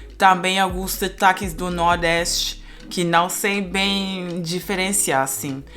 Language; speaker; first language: Portuguese; non-native, fluent; Spanish